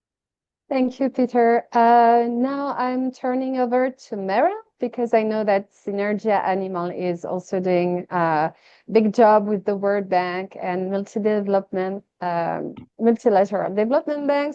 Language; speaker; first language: English; non-native, fluent; French